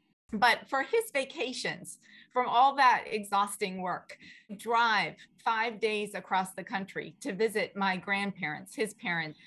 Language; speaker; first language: English; native; English